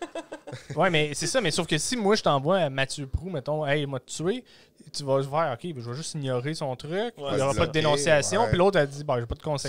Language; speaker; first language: French; native; French